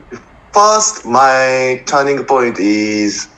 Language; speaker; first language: English; non-native, learner; Japanese